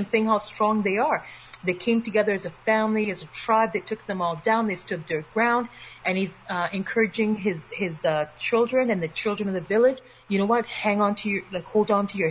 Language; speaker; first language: English; native; English